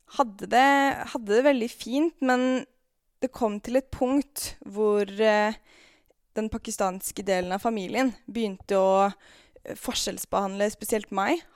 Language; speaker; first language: Norwegian; native; Norwegian